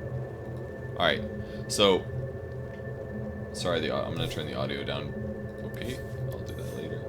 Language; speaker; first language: English; native; English